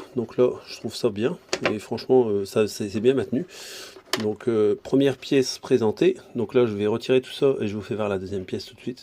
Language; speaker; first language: French; native; French